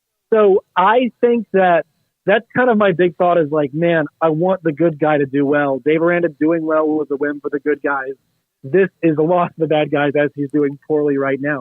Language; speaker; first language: English; native; English